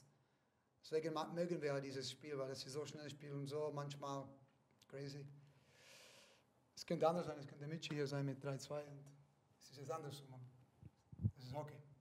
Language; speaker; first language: German; non-native, fluent; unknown